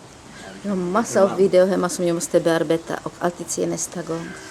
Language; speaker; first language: Swedish; non-native, fluent; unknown